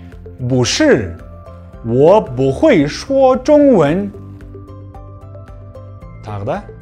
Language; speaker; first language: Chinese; non-native, fluent; Kazakh